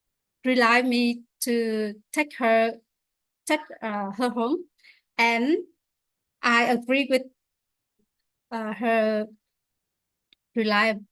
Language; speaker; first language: English; non-native, learner; Vietnamese